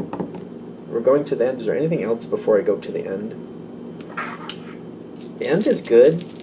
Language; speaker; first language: English; native; English